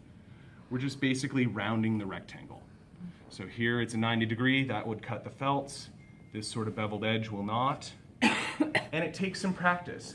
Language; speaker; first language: English; native; English